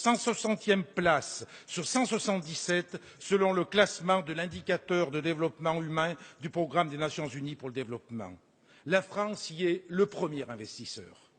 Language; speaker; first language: French; native; French